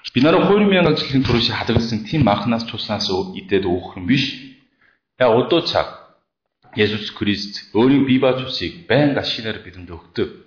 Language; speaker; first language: Mongolian; non-native, fluent; Korean